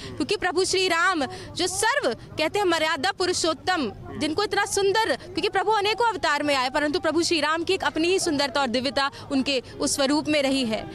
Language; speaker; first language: Hindi; native; Hindi